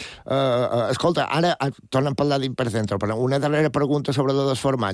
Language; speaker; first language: Catalan; native; Catalan